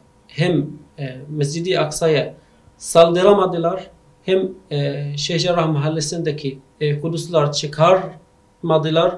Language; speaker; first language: Turkish; non-native, fluent; Arabic